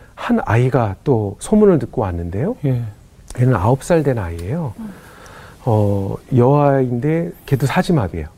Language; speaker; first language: Korean; native; Korean